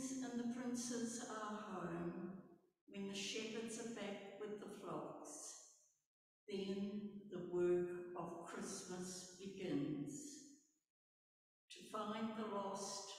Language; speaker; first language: English; native; English